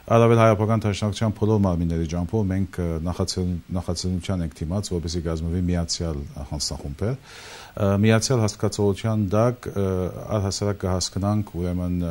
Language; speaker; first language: Armenian; early bilingual, heritage; Armenian